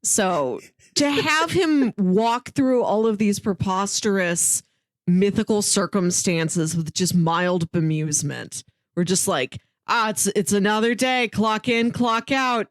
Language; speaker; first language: English; native; English